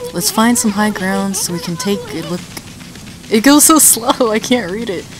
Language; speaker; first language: English; native; English